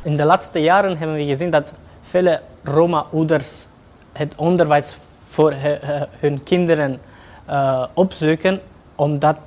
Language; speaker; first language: Dutch; non-native, fluent; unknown